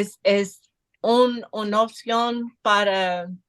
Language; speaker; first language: Spanish; non-native, learner; English